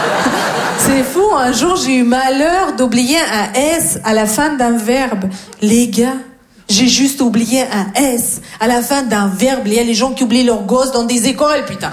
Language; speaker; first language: French; non-native, fluent; Russian